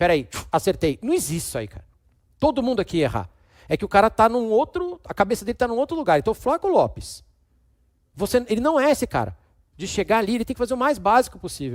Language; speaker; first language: Portuguese; native; Portuguese